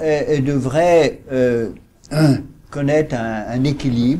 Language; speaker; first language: French; native; French